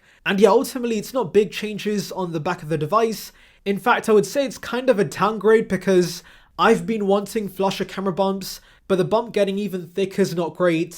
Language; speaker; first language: English; native; English